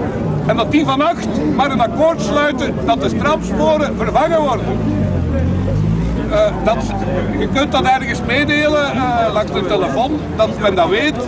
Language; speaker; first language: Dutch; native; Dutch